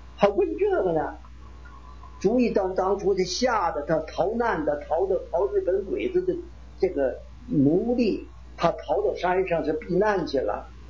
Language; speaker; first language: Chinese; native; Chinese